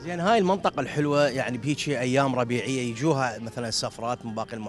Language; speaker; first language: Arabic; native; Arabic